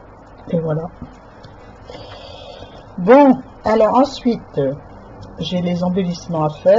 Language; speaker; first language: French; native; French